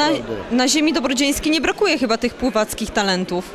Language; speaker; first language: Polish; native; Polish